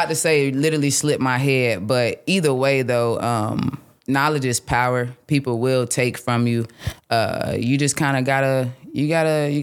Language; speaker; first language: English; native; English